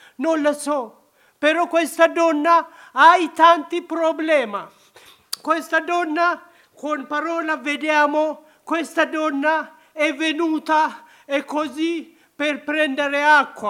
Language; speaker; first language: Italian; non-native, learner; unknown